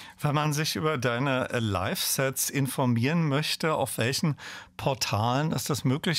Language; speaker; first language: German; native; German